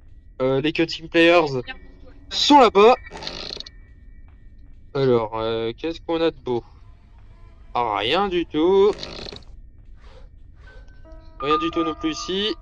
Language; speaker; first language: French; native; French